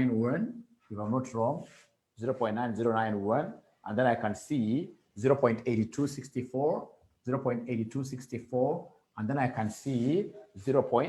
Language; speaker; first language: English; non-native, local second language; Swahili